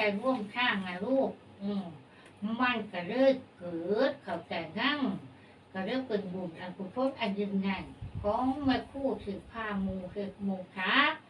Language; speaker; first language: Thai; native; Thai